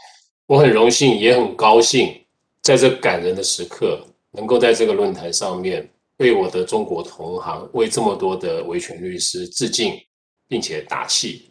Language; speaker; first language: Chinese; native; Chinese